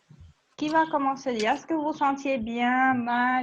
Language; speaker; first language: French; non-native, fluent; Spanish